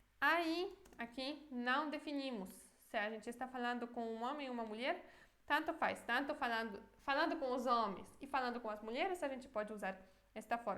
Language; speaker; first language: Portuguese; non-native, fluent; Polish